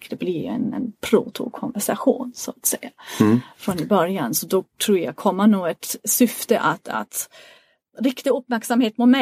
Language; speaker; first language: Swedish; non-native, fluent; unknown